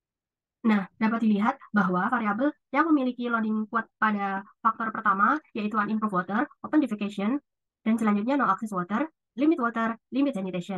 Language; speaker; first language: Indonesian; native; Indonesian